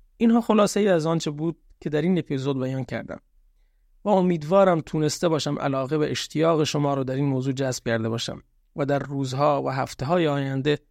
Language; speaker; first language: Persian; non-native, local second language; Baluchi